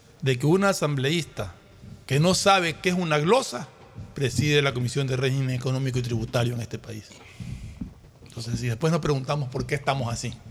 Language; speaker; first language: Spanish; native; Spanish